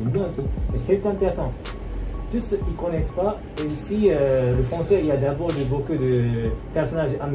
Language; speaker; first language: French; non-native, learner; Japanese